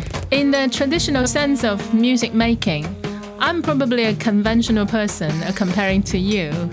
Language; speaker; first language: English; non-native, fluent; Chinese